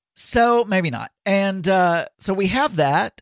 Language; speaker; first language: English; non-native, local second language; Filipino